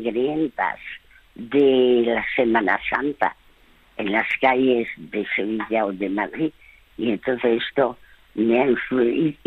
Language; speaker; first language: Spanish; early bilingual, other home language; French